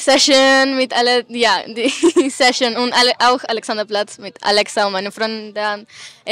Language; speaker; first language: German; non-native, learner; Spanish